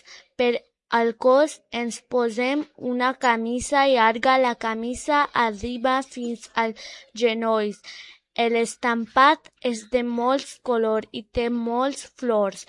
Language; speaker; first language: Catalan; non-native, learner; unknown